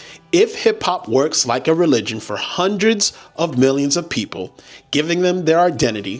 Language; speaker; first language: English; native; English